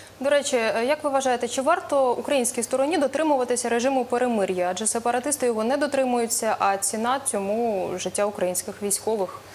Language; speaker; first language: Ukrainian; native; Ukrainian